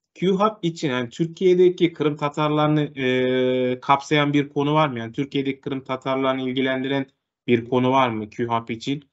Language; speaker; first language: Turkish; native; Turkish